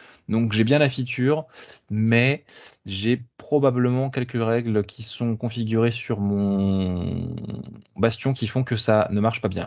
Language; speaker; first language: French; native; French